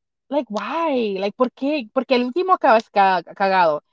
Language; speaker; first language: Spanish; early bilingual, heritage; Spanish